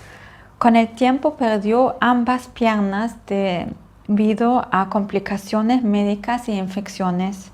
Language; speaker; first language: Spanish; non-native, fluent; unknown